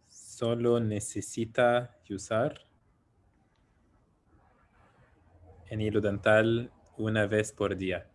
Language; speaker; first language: Spanish; non-native, learner; English